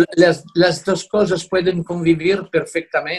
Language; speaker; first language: Spanish; non-native, fluent; Italian